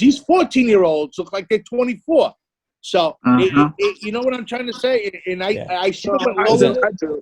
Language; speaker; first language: English; native; English